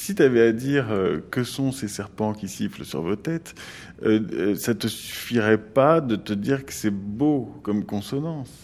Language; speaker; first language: French; native; French